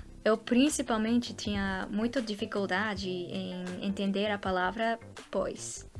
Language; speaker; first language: Portuguese; non-native, fluent; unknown